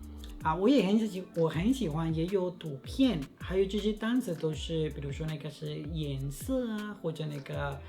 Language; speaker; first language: Chinese; non-native, fluent; Spanish